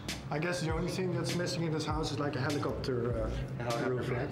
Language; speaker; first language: English; non-native, fluent; Dutch